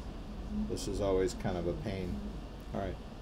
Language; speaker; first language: English; native; English